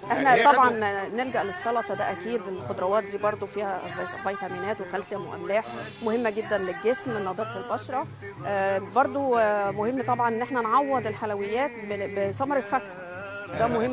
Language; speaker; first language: Arabic; native; Arabic